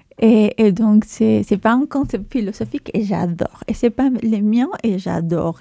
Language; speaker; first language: French; non-native, fluent; Spanish